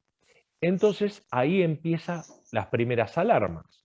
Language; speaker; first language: Spanish; native; Spanish